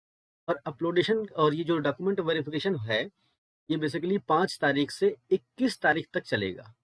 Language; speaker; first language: Hindi; native; Hindi